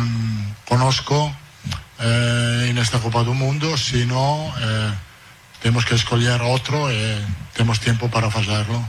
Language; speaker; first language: Portuguese; non-native, fluent; Italian